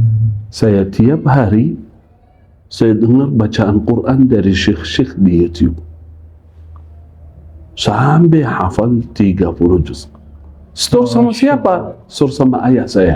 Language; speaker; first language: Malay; non-native, fluent; Arabic